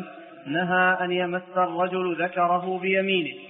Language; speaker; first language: Arabic; native; Arabic